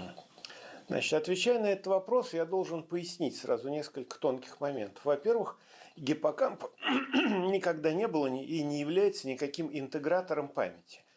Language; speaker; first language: Russian; native; Russian